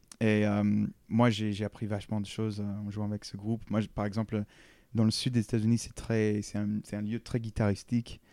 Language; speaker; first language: French; non-native, fluent; English